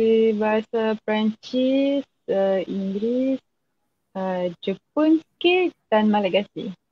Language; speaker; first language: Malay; non-native, fluent; French